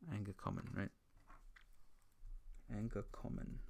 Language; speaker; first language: German; non-native, learner; English